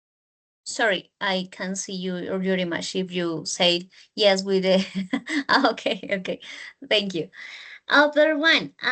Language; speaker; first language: English; non-native, learner; Spanish